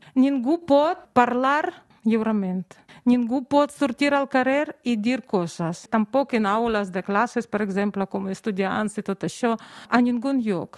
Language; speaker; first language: Catalan; non-native, fluent; Russian